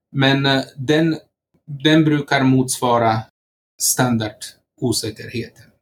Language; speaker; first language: Swedish; non-native, fluent; Slovak